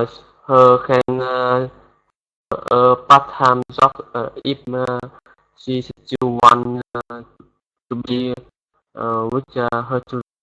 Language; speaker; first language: English; non-native, learner; Vietnamese